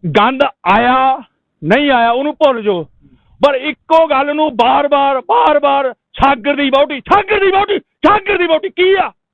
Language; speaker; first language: Punjabi; native; Punjabi